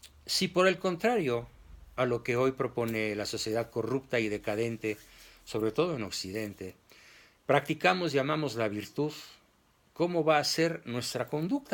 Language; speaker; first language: Spanish; native; Spanish